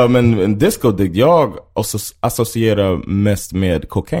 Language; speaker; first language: Swedish; non-native, fluent; English